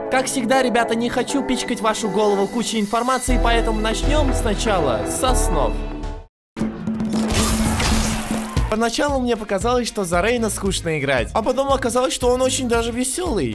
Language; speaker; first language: Russian; native; Russian